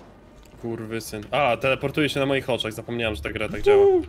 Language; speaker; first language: Polish; native; Polish